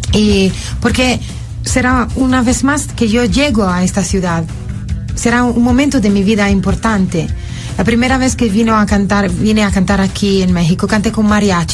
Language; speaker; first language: Spanish; non-native, fluent; Italian